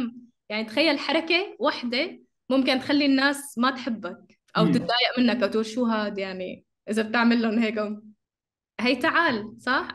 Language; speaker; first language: Arabic; native; Arabic